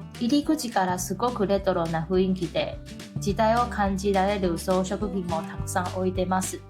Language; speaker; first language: Japanese; non-native, fluent; Chinese